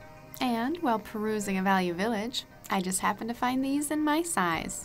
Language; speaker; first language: English; native; English